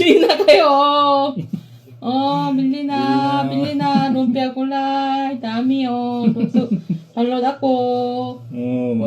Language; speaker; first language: Filipino; non-native, learner; Korean